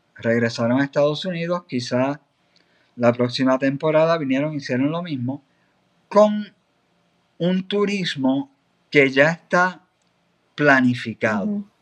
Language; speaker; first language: Spanish; native; Spanish